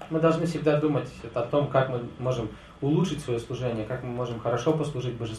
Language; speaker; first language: Russian; native; Russian